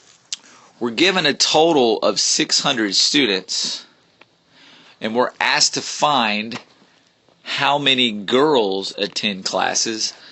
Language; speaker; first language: English; native; English